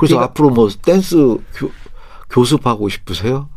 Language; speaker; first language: Korean; native; Korean